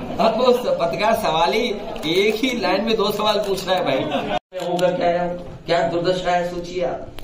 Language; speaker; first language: Hindi; native; Hindi